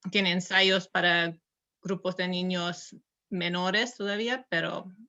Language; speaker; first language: Spanish; non-native, learner; English